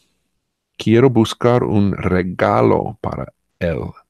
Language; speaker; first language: Spanish; non-native, learner; English